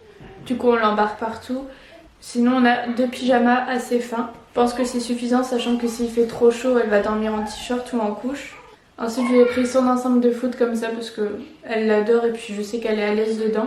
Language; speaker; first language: French; native; French